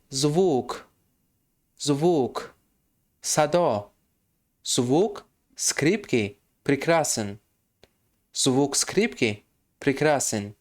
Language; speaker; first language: Russian; non-native, fluent; Tajik